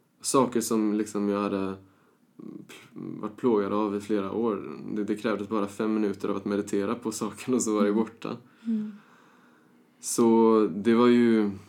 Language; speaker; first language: Swedish; early bilingual, other home language; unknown